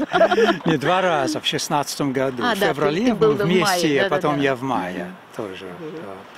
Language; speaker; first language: Russian; non-native, fluent; English